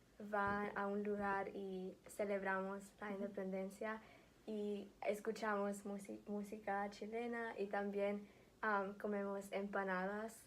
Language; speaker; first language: Spanish; early bilingual, heritage; Spanish